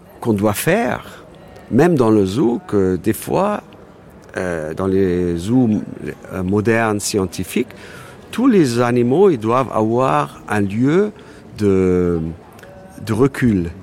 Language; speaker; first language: French; non-native, fluent; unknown